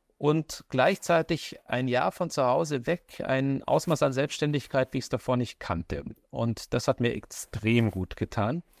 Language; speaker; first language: German; native; German